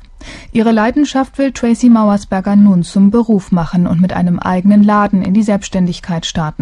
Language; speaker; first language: German; native; German